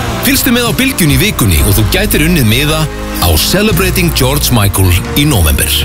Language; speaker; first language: Icelandic; native; Icelandic